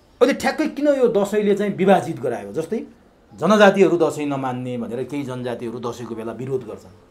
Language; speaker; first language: Nepali; native; Nepali